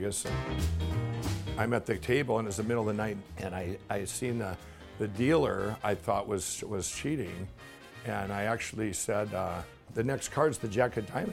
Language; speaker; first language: English; native; English